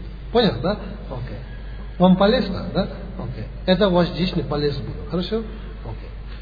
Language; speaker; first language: Russian; non-native, learner; Tibetan